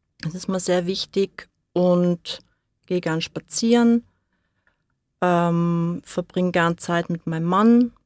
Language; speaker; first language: German; native; German